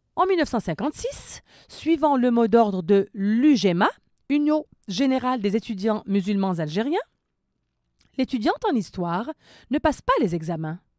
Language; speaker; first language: French; non-native, local second language; Arabic